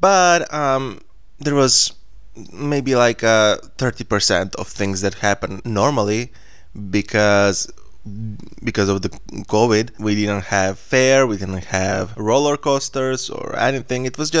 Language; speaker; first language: English; non-native, fluent; Serbian